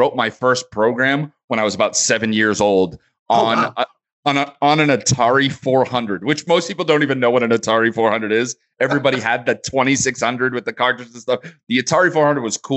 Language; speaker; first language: English; native; English